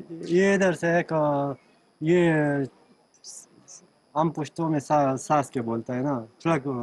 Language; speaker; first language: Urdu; non-native, local second language; Pashto